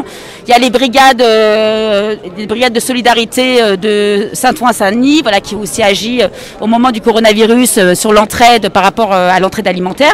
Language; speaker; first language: French; native; French